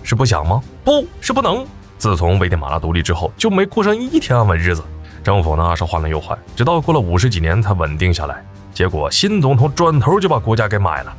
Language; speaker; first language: Chinese; native; Chinese